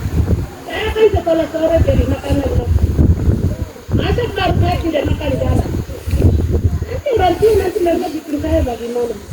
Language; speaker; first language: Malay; non-native, local second language; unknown